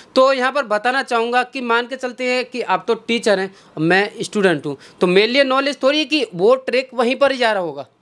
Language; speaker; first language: Hindi; native; Hindi